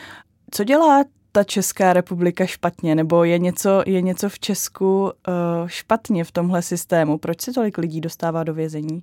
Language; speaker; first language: Czech; native; Czech